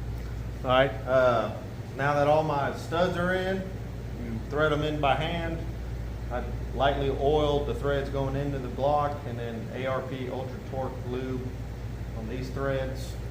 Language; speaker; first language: English; native; English